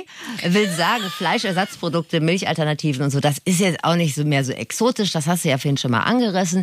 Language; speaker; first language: German; native; German